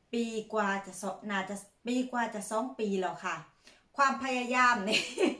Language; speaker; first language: Thai; native; Thai